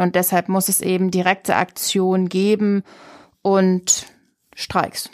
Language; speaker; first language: German; native; German